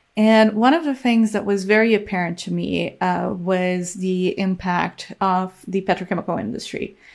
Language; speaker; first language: English; non-native, fluent; Portuguese